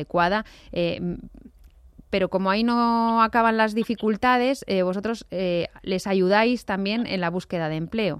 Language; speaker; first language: Spanish; native; Spanish